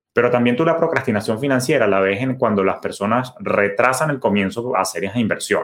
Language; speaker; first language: Spanish; native; Spanish